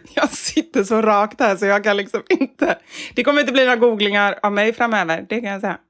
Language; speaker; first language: Swedish; native; Swedish